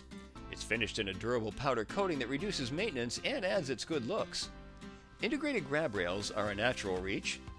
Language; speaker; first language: English; native; English